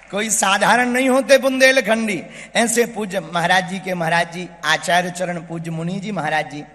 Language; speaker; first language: Hindi; native; Hindi